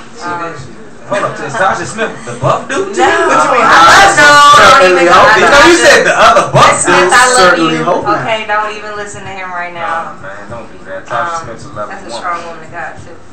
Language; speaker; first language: English; native; English